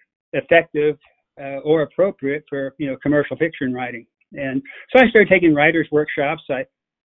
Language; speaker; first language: English; native; English